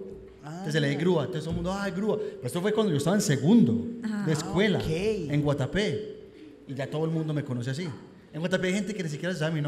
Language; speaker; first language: Spanish; native; Spanish